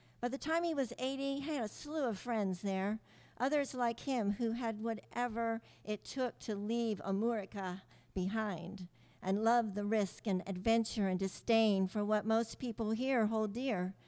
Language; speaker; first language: English; early bilingual, other home language; Spanish